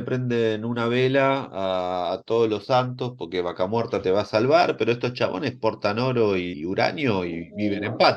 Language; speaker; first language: Spanish; native; Spanish